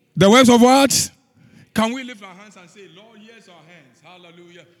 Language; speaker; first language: English; non-native, local second language; Akan